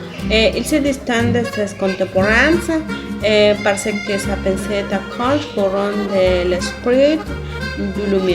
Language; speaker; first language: French; non-native, learner; Spanish